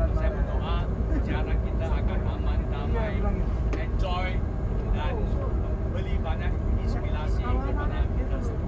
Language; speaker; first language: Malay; non-native, local second language; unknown